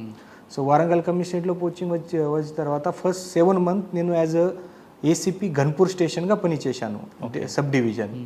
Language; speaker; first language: Telugu; non-native, fluent; Marathi